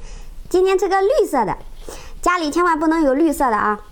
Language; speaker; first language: Chinese; native; Chinese